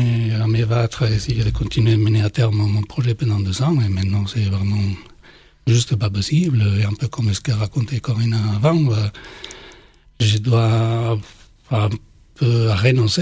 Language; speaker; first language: French; non-native, fluent; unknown